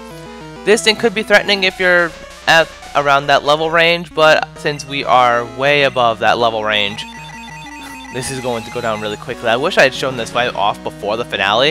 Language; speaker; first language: English; native; English